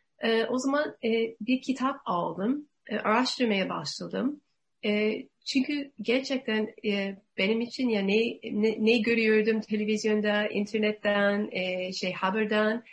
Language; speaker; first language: Turkish; non-native, learner; English